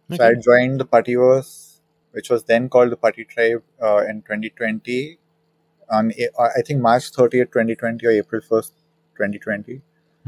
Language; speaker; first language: English; non-native, local second language; Hindi